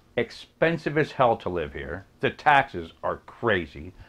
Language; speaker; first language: English; native; English